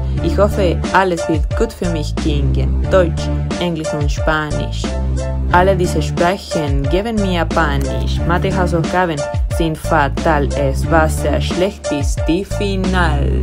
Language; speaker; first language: German; non-native, learner; Spanish